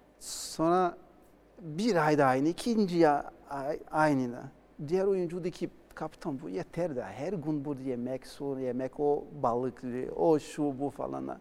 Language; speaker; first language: Turkish; non-native, learner; Portuguese